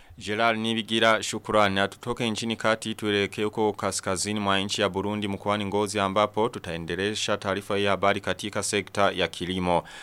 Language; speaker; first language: Swahili; non-native, local second language; Rundi